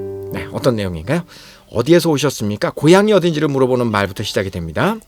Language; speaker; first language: Korean; native; Korean